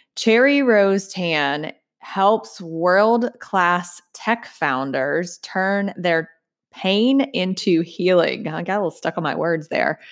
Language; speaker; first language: English; native; English